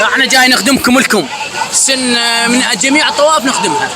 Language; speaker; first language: Arabic; native; Arabic